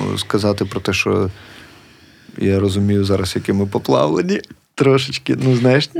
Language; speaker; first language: Ukrainian; native; Ukrainian